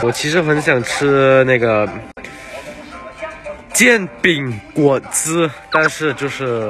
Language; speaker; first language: Chinese; non-native, fluent; Thai